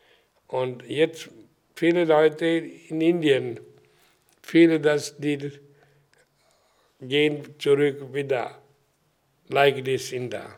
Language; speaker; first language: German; non-native, learner; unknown